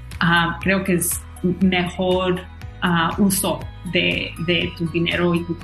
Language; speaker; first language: Spanish; early bilingual, heritage; Spanish